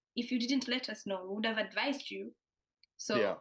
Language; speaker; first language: English; non-native, local second language; Swahili